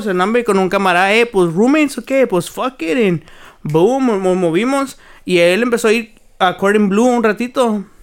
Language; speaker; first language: Spanish; early bilingual, heritage; Spanish